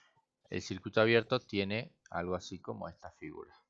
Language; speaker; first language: Spanish; native; Spanish